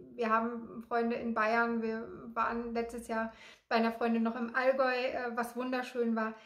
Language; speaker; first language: German; native; German